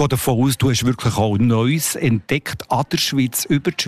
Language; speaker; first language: German; native; German